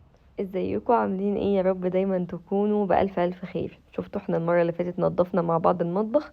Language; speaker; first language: Arabic; native; Arabic